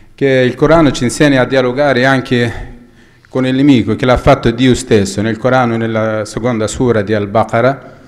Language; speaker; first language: Italian; non-native, fluent; Arabic